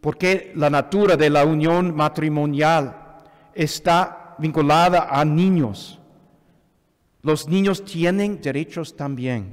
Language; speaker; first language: Spanish; non-native, fluent; English